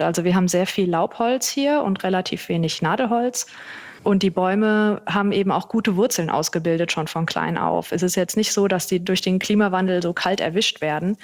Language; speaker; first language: German; native; German